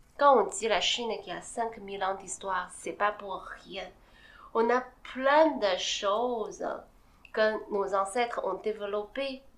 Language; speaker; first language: French; non-native, fluent; Chinese